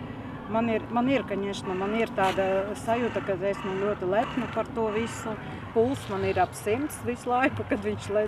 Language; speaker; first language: Latvian; non-native, local second language; Russian